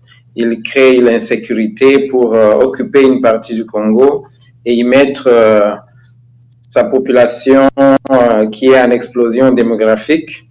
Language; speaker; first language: French; non-native, local second language; Kinyarwanda